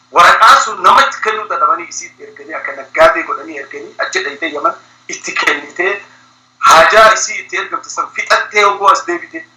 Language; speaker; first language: Oromo; early bilingual, heritage; Somali